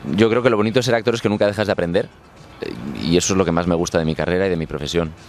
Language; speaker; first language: Spanish; native; Spanish